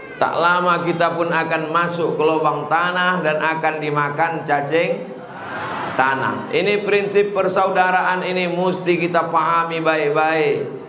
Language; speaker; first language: Indonesian; native; Indonesian